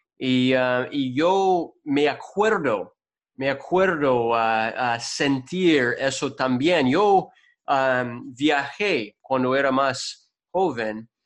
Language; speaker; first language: Spanish; non-native, fluent; English